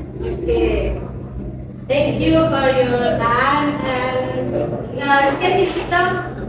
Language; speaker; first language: English; non-native, learner; Indonesian